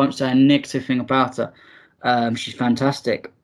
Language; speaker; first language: English; native; English